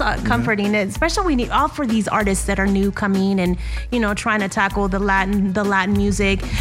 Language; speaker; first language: English; early bilingual, other home language; Spanish